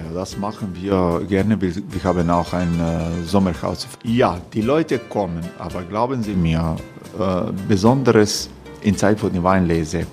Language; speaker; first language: German; non-native, learner; Croatian